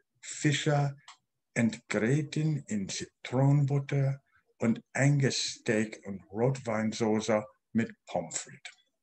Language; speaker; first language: German; non-native, learner; English